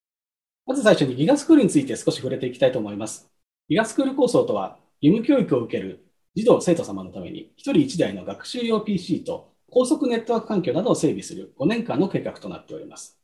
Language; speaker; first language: Japanese; native; Japanese